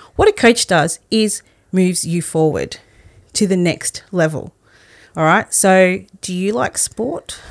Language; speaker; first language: English; early bilingual, other home language; Spanish